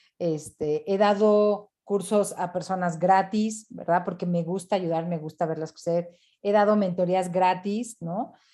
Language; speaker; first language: Spanish; native; Spanish